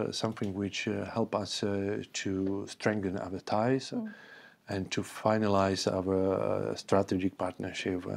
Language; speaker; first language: English; non-native, fluent; Slovak